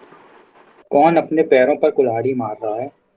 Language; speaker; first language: Hindi; native; Hindi